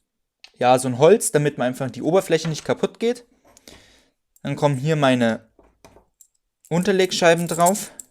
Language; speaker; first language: German; native; German